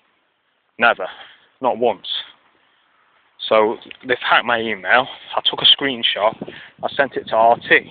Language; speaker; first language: English; native; English